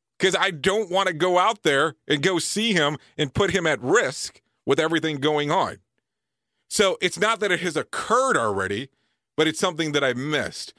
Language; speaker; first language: English; native; English